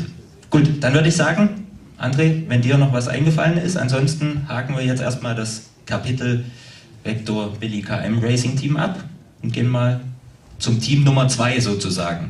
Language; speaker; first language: German; native; German